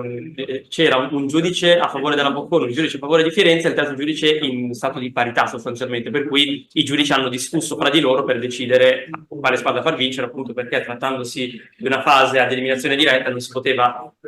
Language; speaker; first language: Italian; native; Italian